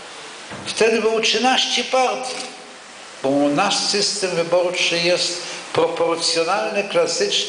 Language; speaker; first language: Polish; non-native, local second language; Yiddish